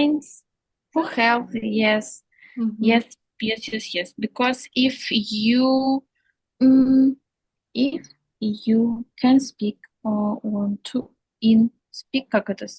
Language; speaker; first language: English; non-native, learner; Russian